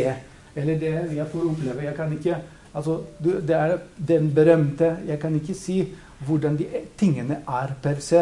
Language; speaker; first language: Norwegian; non-native, fluent; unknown